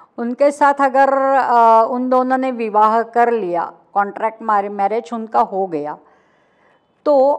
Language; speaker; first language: Hindi; non-native, local second language; Marathi